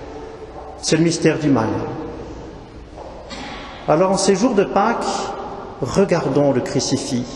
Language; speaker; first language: French; native; French